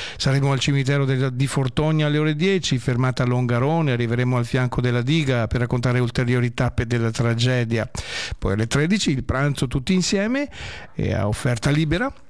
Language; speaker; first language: Italian; native; Italian